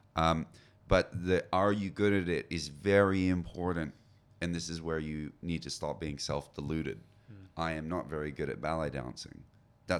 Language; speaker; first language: English; native; English